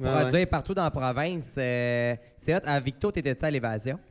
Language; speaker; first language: French; native; French